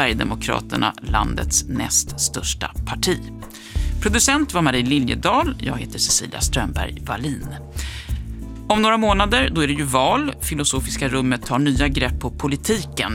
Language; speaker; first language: Swedish; native; Swedish